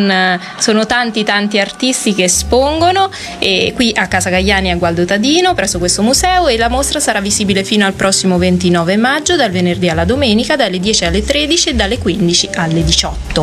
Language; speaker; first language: Italian; native; Italian